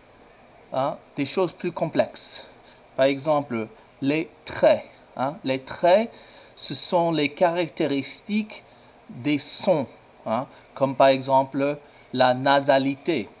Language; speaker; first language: French; non-native, fluent; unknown